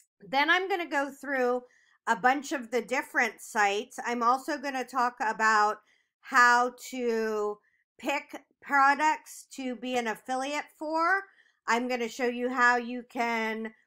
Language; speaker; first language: English; native; English